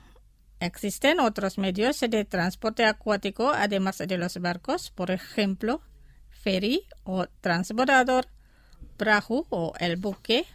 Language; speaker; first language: Spanish; non-native, fluent; Indonesian